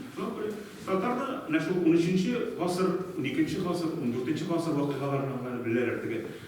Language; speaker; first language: Tatar; native; Tatar